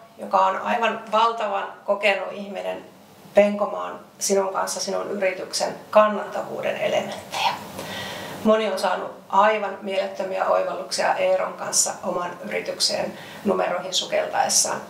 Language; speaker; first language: Finnish; native; Finnish